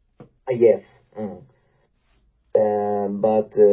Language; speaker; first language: English; non-native, learner; Japanese